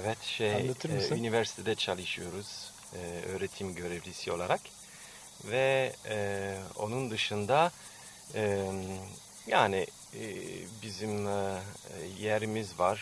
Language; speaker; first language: Turkish; non-native, fluent; French